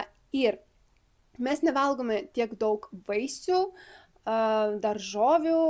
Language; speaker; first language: Lithuanian; early bilingual, other home language; Spanish